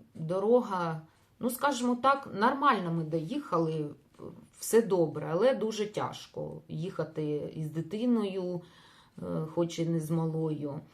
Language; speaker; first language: Ukrainian; non-native, local second language; Russian